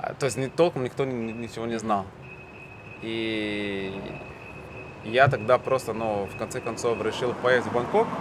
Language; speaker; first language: Russian; non-native, fluent; Portuguese